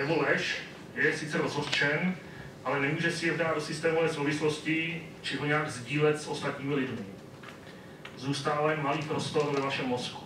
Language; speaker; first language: Czech; native; Czech